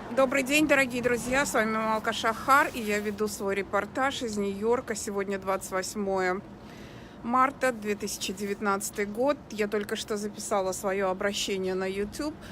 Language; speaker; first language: Russian; non-native, local second language; Ingush